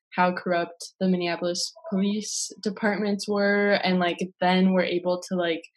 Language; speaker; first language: English; native; English